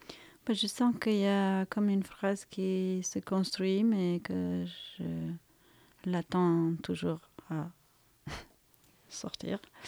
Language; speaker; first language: French; non-native, fluent; Romanian